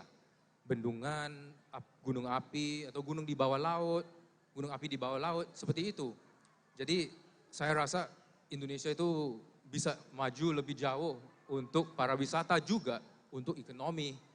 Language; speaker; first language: Indonesian; non-native, fluent; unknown